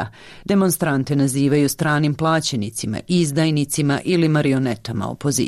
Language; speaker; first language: Serbian; native; Serbian